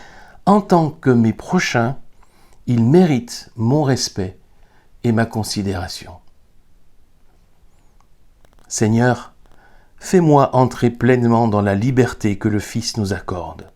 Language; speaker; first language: French; native; French